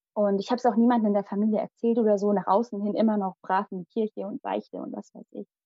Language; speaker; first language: German; early bilingual, other home language; Malayalam